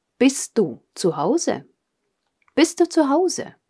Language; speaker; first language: German; non-native, fluent; Russian